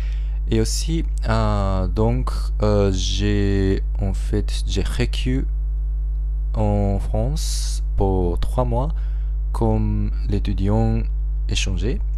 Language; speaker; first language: French; non-native, learner; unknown